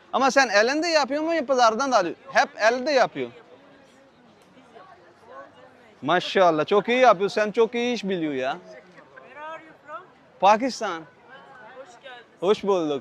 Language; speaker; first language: Turkish; non-native, learner; Urdu